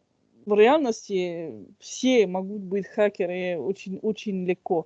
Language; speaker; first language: Russian; non-native, fluent; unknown